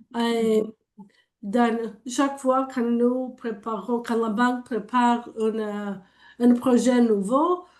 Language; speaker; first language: French; non-native, learner; English